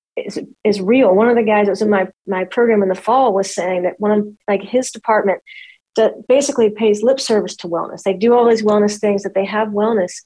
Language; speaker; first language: English; native; English